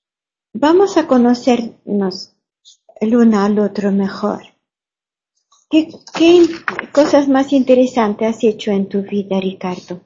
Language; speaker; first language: Spanish; non-native, learner; German